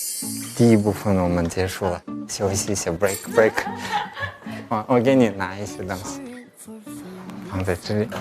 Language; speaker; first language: Chinese; non-native, fluent; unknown